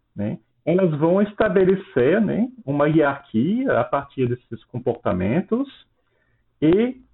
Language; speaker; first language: Portuguese; non-native, fluent; French